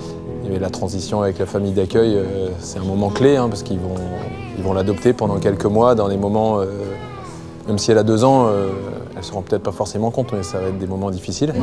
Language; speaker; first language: French; native; French